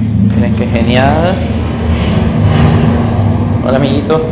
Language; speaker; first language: Spanish; native; Spanish